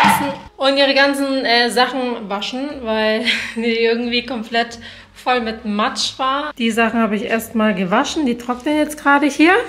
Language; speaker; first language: German; native; German